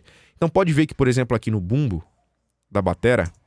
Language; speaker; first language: Portuguese; native; Portuguese